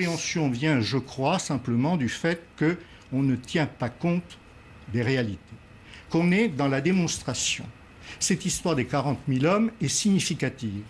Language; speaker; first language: French; native; French